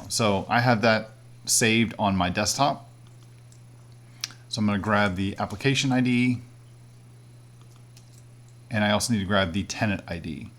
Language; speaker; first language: English; native; English